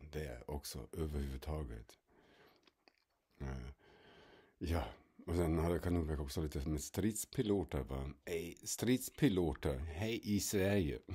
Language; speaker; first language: Swedish; non-native, fluent; German